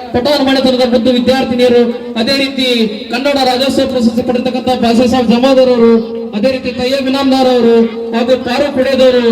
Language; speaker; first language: Kannada; native; Kannada